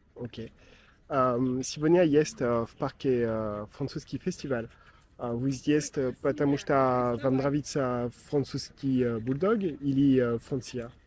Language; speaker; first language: Russian; non-native, learner; French